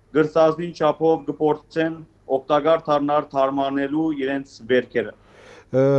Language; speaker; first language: Armenian; early bilingual, heritage; Armenian